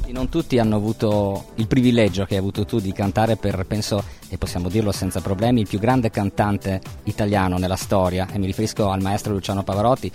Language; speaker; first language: Italian; native; Italian